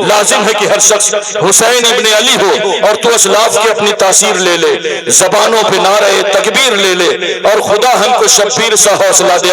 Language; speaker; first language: Urdu; native; Urdu